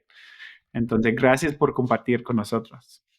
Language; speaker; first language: Spanish; non-native, fluent; English